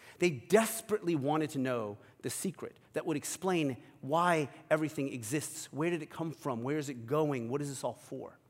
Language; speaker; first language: English; early bilingual, other home language; Korean